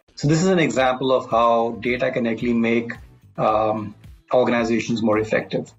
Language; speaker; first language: English; non-native, local second language; Hindi